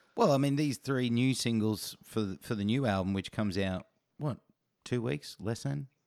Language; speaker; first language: English; native; English